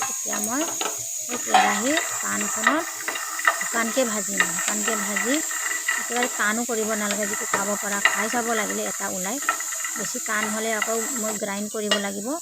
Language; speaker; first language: Assamese; non-native, local second language; Manipuri